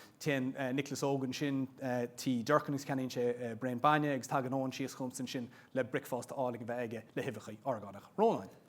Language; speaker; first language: Irish; non-native, local second language; English